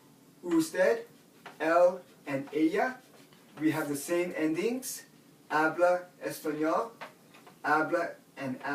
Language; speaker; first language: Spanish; non-native, fluent; English